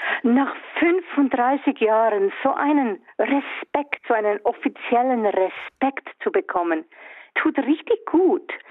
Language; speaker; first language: German; early bilingual, other home language; Swiss German